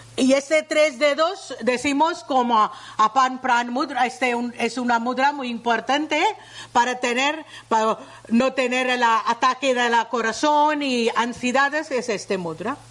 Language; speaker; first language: Spanish; non-native, learner; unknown